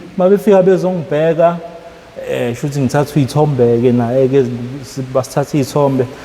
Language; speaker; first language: Zulu; native; Zulu